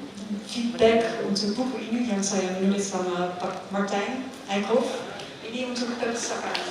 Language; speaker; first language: Indonesian; non-native, learner; Dutch